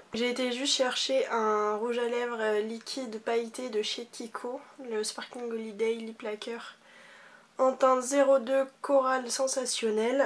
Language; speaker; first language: French; native; French